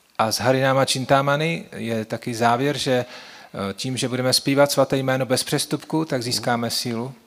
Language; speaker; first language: Czech; native; Czech